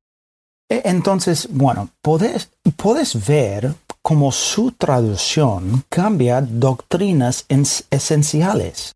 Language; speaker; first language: Spanish; non-native, fluent; English